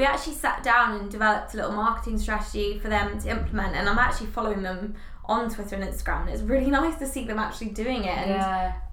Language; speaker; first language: English; native; English